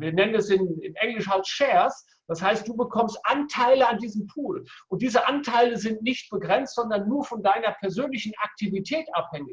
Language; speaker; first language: German; native; German